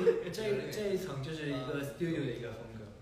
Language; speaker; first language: Chinese; native; Chinese